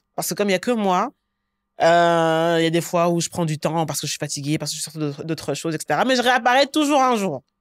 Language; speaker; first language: French; native; French